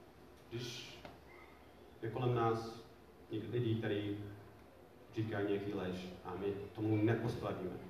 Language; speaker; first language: Czech; non-native, fluent; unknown